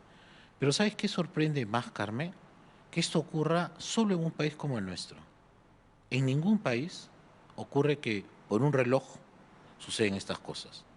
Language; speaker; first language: Spanish; native; Spanish